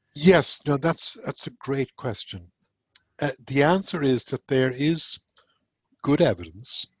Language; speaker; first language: English; native; English